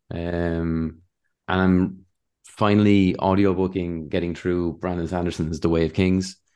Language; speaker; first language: English; native; English